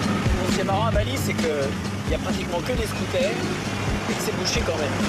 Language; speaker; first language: French; native; French